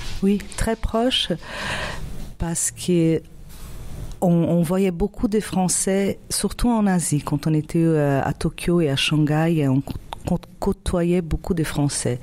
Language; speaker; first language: French; non-native, fluent; Portuguese